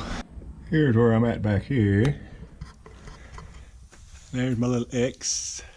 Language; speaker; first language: English; native; English